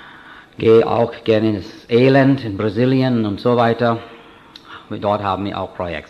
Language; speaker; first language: German; non-native, fluent; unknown